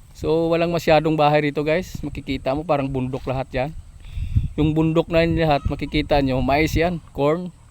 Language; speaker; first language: Filipino; non-native, local second language; Hiligaynon